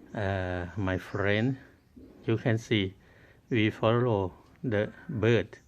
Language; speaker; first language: English; non-native, learner; Thai